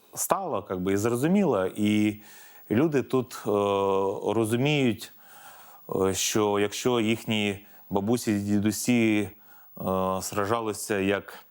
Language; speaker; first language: Ukrainian; native; Ukrainian